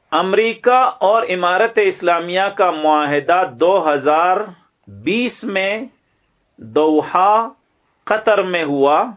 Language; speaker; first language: Urdu; non-native, local second language; Pashto